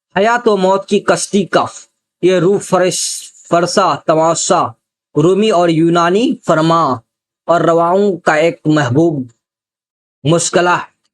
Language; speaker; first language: Urdu; native; Urdu